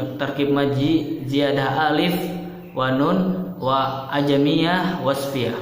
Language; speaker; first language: Arabic; non-native, learner; Indonesian